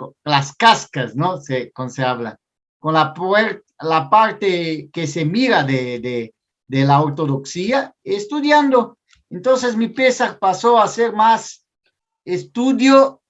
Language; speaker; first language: Spanish; non-native, fluent; Portuguese